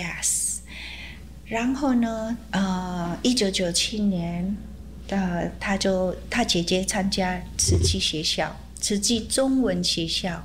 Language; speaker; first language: Chinese; early bilingual, heritage; Chinese